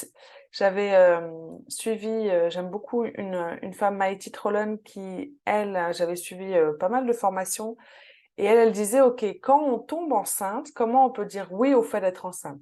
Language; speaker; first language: French; native; French